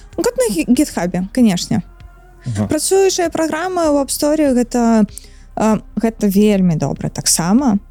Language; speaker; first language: Belarusian; non-native, local second language; Russian